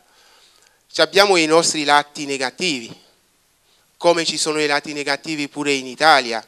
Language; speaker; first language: Italian; non-native, fluent; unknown